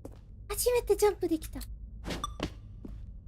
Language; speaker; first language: Japanese; non-native, fluent; English